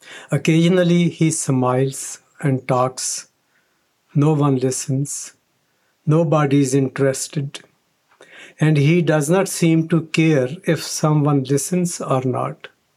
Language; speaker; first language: English; non-native, local second language; Punjabi